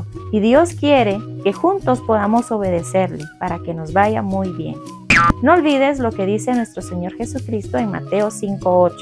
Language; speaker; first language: Spanish; native; Spanish